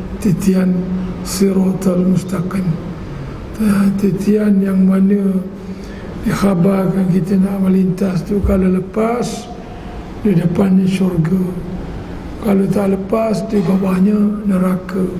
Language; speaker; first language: Malay; native; Malay